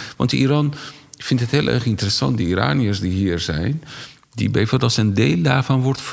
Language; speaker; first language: Dutch; non-native, fluent; Persian